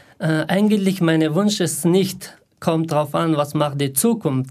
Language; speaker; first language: German; non-native, learner; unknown